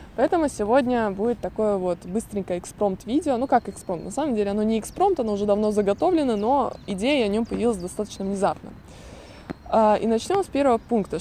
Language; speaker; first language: Russian; native; Russian